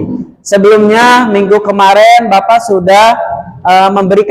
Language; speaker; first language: Indonesian; native; Indonesian